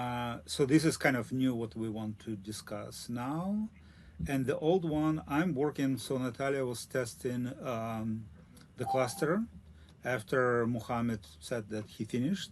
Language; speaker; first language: English; non-native, learner; Russian